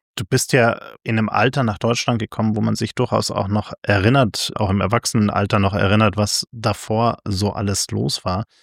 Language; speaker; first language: German; native; German